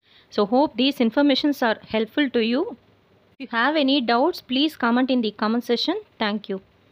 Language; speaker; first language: English; non-native, local second language; Tamil